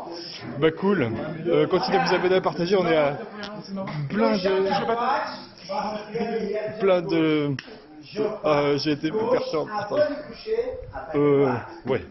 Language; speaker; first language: French; native; French